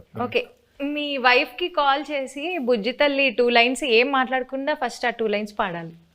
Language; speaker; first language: Telugu; native; Telugu